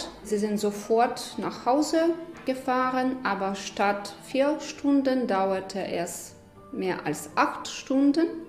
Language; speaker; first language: German; non-native, fluent; Ukrainian